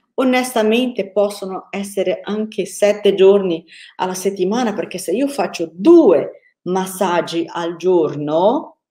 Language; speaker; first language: Italian; non-native, fluent; Portuguese